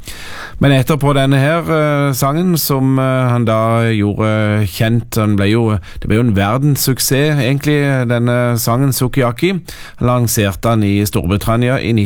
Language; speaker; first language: Norwegian; native; Norwegian